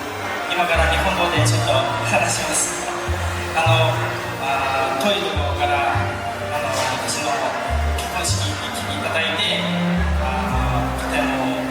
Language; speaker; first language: Japanese; non-native, local second language; Mongolian